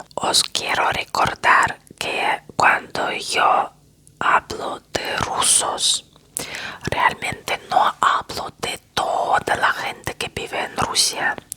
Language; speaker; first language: Spanish; non-native, fluent; Russian